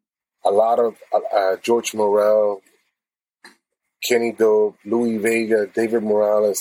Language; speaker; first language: English; non-native, fluent; Spanish